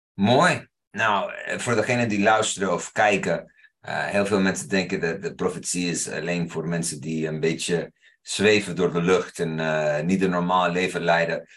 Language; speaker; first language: Dutch; non-native, fluent; English